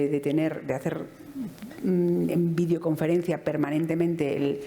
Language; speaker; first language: Spanish; native; Spanish